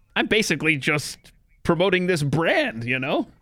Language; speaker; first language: English; native; English